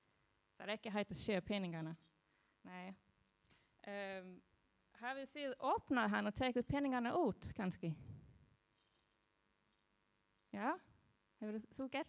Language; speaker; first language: Icelandic; non-native, learner; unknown